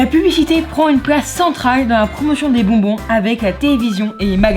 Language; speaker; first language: French; native; French